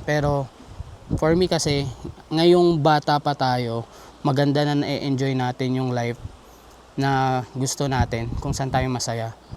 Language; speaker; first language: Filipino; native; Filipino